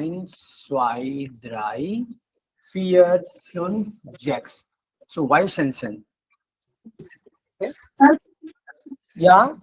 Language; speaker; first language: German; non-native, fluent; Hindi